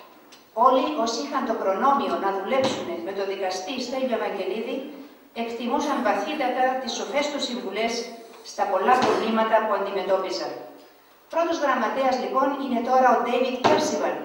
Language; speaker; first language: Greek; native; Greek